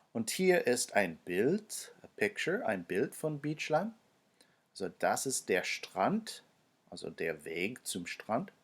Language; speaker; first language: German; non-native, fluent; English